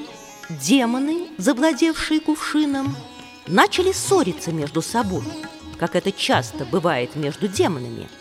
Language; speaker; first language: Russian; native; Russian